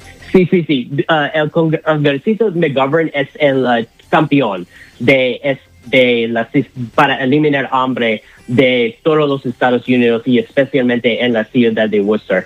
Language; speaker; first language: Spanish; non-native, learner; English